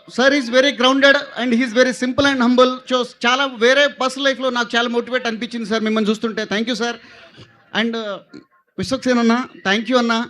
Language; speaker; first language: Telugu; native; Telugu